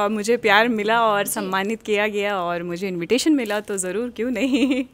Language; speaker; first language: Hindi; native; Hindi